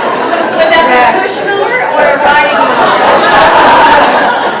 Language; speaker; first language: English; native; English